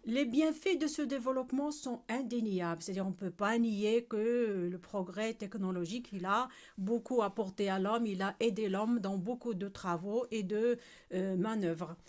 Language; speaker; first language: French; non-native, local second language; Arabic